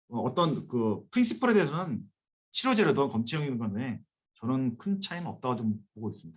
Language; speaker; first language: Korean; native; Korean